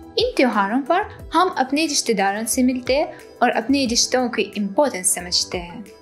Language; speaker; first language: Hindi; non-native, fluent; Ukrainian